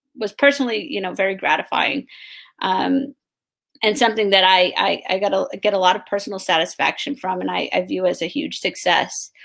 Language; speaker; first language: English; native; English